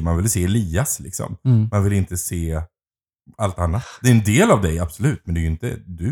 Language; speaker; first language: Swedish; native; Swedish